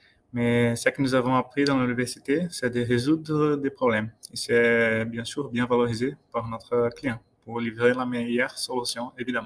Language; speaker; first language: French; non-native, fluent; Portuguese